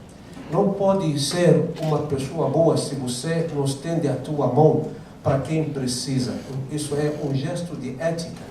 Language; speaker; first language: Portuguese; non-native, fluent; Arabic